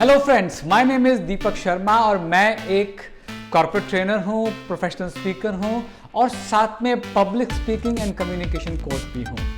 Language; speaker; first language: Hindi; native; Hindi